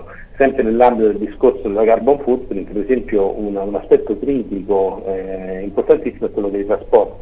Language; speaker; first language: Italian; native; Italian